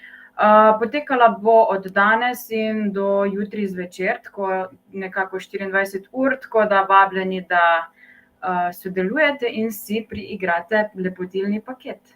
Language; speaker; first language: Slovenian; native; Slovenian